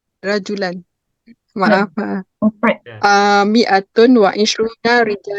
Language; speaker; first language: Arabic; non-native, learner; Malay